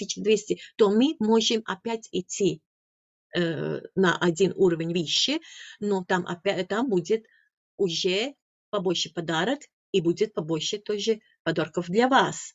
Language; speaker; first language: Russian; non-native, fluent; Latvian